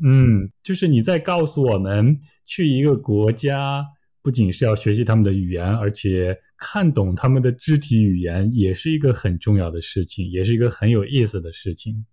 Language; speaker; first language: Chinese; native; Chinese